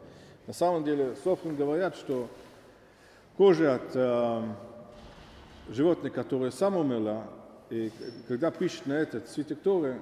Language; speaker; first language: Russian; non-native, learner; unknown